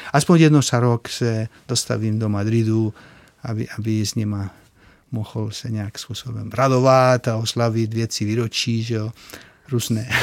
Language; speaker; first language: Czech; non-native, fluent; Spanish